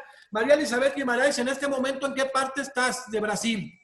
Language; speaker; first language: Spanish; native; Spanish